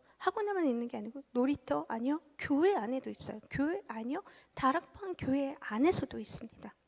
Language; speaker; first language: Korean; early bilingual, heritage; Korean